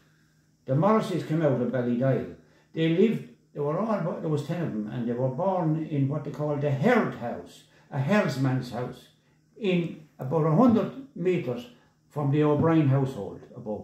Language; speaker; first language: English; native; English